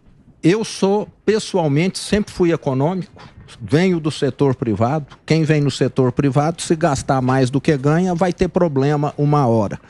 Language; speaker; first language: Portuguese; native; Portuguese